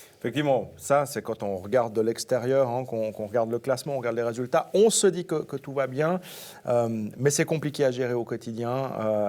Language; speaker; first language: French; native; French